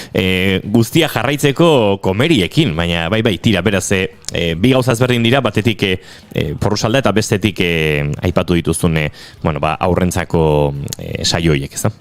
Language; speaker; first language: Basque; native; Basque